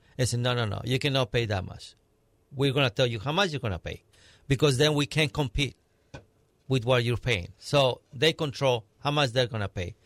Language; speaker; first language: English; non-native, fluent; Spanish